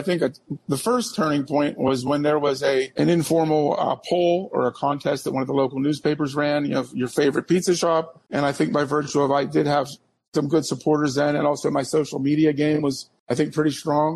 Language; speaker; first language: English; native; English